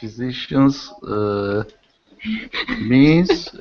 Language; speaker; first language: English; non-native, learner; Turkish